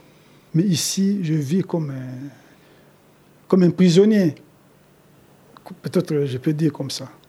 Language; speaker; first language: French; non-native, local second language; Lingala